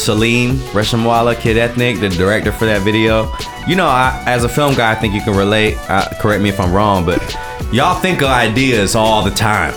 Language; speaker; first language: English; early bilingual, other home language; Japanese